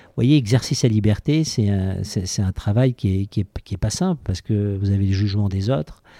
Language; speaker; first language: French; native; French